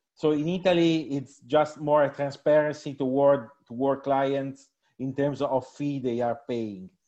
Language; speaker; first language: English; non-native, fluent; Italian